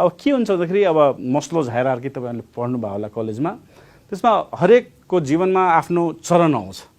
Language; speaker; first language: Nepali; non-native, local second language; Maithili